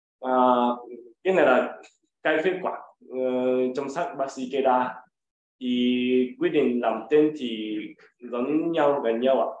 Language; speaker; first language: Vietnamese; non-native, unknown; Japanese